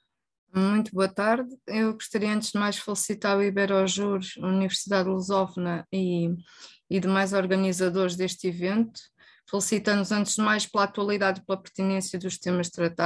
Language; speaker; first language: Portuguese; native; Portuguese